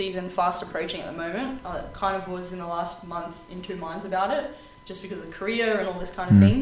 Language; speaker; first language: English; native; English